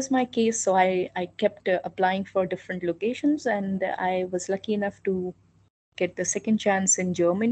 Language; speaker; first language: English; non-native, local second language; Hindi